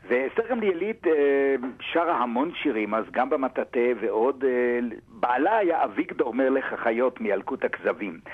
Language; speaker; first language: Hebrew; native; Hebrew